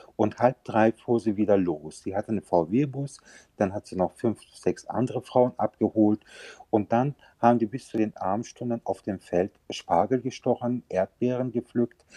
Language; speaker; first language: German; early bilingual, other home language; Turkish